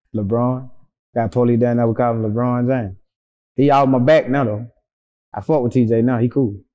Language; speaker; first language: English; native; English